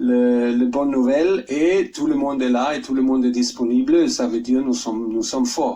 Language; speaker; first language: French; non-native, learner; German